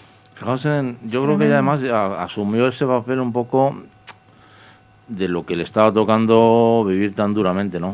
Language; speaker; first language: Spanish; native; Spanish